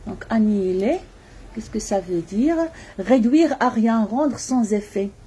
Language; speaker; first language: French; non-native, local second language; Arabic